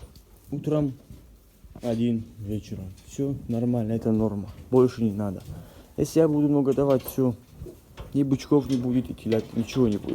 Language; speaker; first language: Russian; non-native, local second language; Ossetic